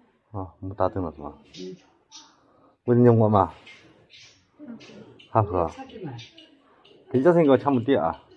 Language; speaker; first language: Chinese; native; Chinese